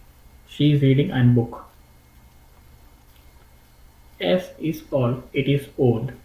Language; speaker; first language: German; non-native, learner; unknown